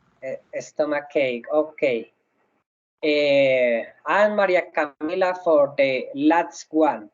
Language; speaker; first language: English; non-native, learner; Spanish